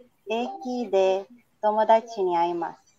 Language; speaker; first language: Japanese; non-native, learner; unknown